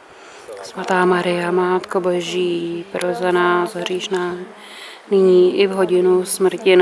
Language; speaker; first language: Czech; native; Czech